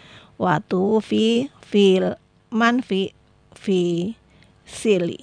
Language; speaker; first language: Arabic; non-native, fluent; Indonesian